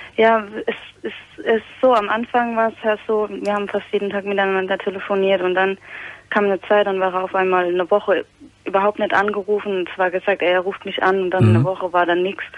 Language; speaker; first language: German; early bilingual, other home language; Italian